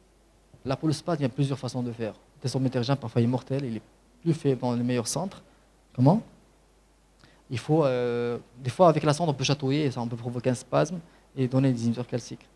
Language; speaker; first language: French; non-native, local second language; Arabic